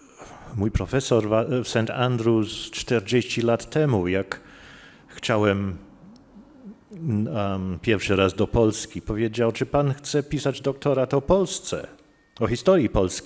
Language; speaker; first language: Polish; non-native, fluent; English